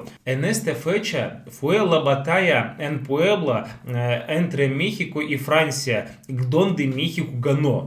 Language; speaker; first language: Spanish; non-native, fluent; Russian